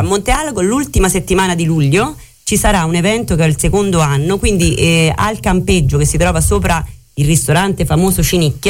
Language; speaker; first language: Italian; native; Italian